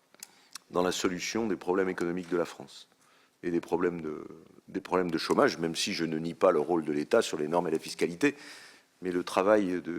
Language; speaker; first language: French; native; French